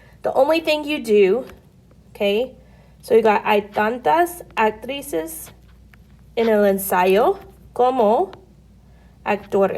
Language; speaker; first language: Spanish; non-native, fluent; English